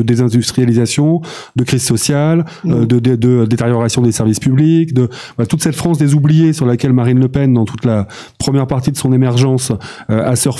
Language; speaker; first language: French; native; French